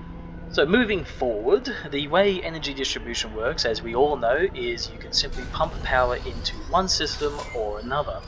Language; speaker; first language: English; native; English